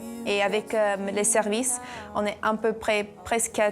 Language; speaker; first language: French; non-native, fluent; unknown